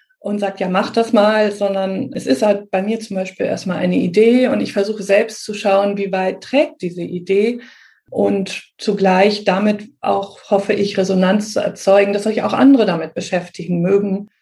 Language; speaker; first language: German; native; German